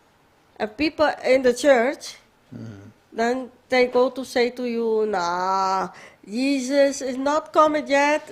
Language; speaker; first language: English; non-native, learner; Papiamento